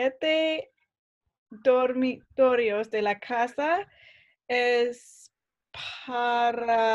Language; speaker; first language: Spanish; non-native, learner; English